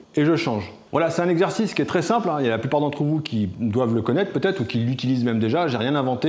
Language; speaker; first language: French; native; French